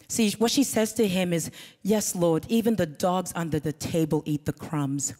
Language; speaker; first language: English; native; English